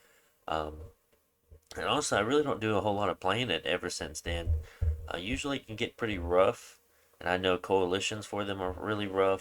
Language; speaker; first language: English; native; English